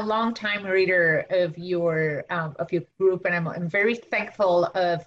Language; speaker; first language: English; non-native, fluent; Spanish